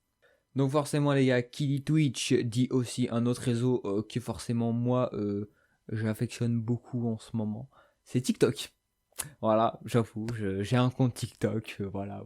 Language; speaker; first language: French; native; French